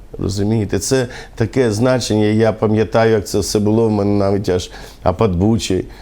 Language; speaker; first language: Ukrainian; non-native, local second language; Romany